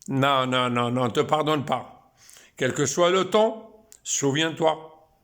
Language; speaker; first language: French; non-native, local second language; Arabic